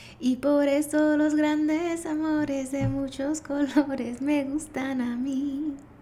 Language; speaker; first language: Spanish; early bilingual, heritage; Spanish